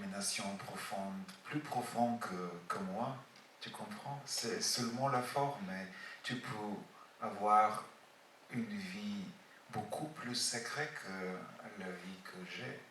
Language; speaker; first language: French; non-native, fluent; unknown